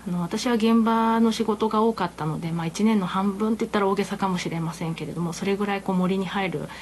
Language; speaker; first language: Japanese; native; Japanese